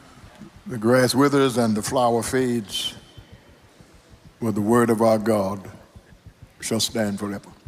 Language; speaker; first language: English; native; English